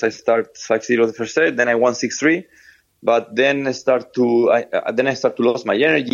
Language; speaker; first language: English; non-native, fluent; Spanish